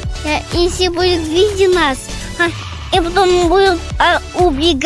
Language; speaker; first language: Russian; early bilingual, heritage; Russian